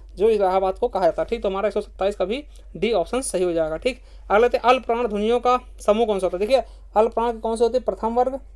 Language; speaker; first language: Hindi; native; Hindi